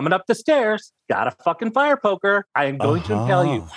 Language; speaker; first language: English; native; English